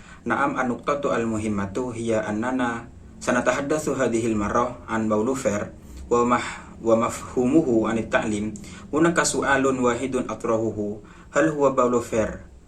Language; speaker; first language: Arabic; non-native, learner; Indonesian